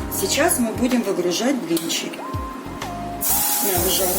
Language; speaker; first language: Russian; non-native, local second language; Ukrainian